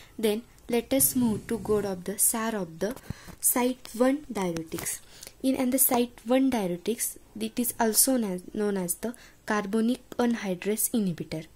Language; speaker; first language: English; non-native, local second language; Marathi